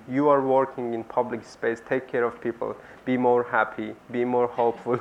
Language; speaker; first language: English; non-native, learner; Persian